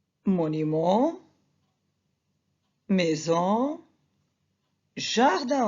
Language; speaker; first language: French; non-native, fluent; Arabic